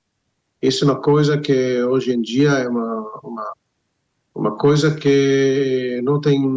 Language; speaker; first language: Portuguese; non-native, fluent; Hebrew